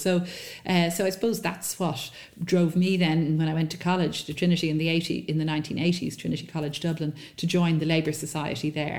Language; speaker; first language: English; native; English